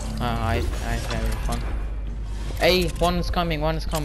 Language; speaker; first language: English; non-native, learner; German